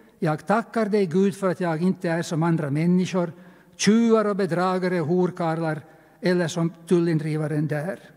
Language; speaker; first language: Swedish; native; Swedish